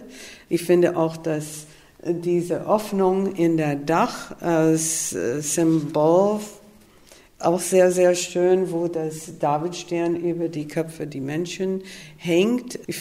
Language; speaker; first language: German; non-native, fluent; English